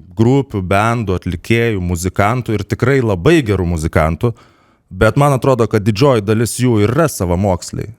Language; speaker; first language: Lithuanian; native; Lithuanian